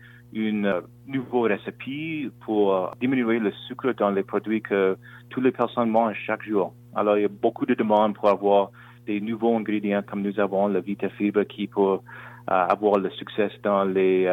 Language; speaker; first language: French; non-native, local second language; English